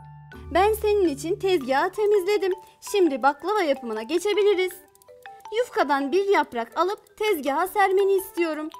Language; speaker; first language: Turkish; native; Turkish